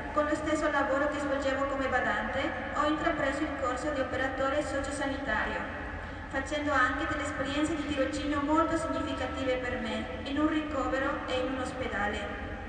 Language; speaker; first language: Italian; non-native, fluent; Spanish